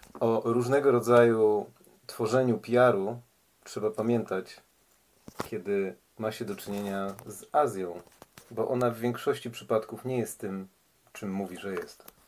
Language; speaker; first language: Polish; native; Polish